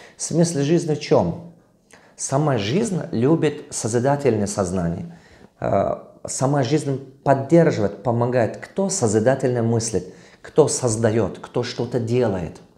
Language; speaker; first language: Russian; non-native, local second language; Tajik